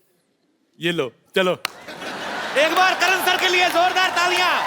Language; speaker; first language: Hindi; native; Hindi